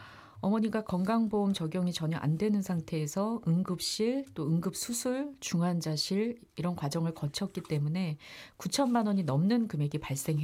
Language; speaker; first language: Korean; native; Korean